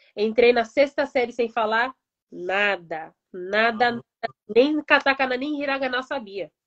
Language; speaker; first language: Portuguese; early bilingual, heritage; Japanese